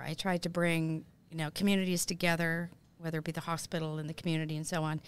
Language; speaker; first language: English; native; English